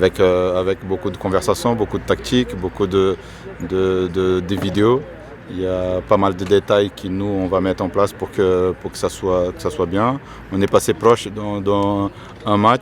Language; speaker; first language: French; native; French